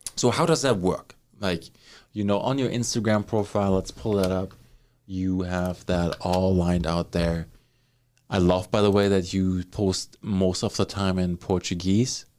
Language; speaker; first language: English; non-native, fluent; German